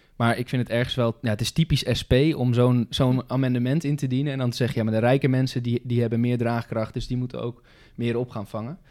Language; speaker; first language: Dutch; native; Dutch